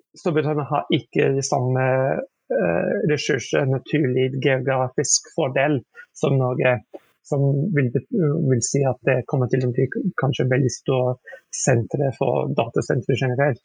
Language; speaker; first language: Norwegian; non-native, fluent; English